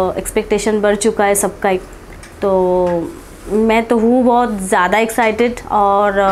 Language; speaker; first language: Hindi; non-native, local second language; Bangla